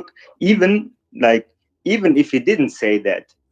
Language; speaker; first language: English; non-native, fluent; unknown